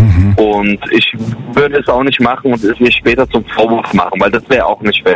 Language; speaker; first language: German; early bilingual, other home language; Kurdish